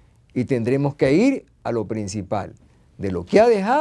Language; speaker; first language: Spanish; native; Spanish